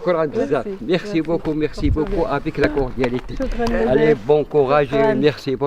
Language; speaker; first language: French; non-native, learner; Arabic